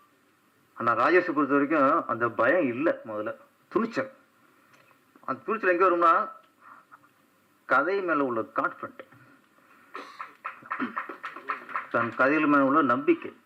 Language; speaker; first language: Tamil; native; Tamil